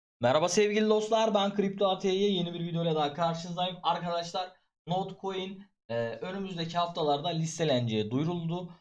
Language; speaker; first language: Turkish; native; Turkish